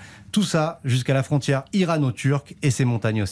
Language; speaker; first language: French; native; French